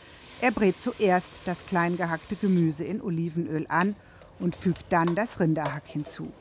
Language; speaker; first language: German; native; German